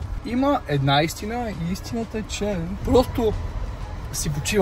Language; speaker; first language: Bulgarian; native; Bulgarian